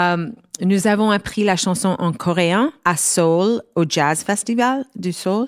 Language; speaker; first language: French; non-native, learner; English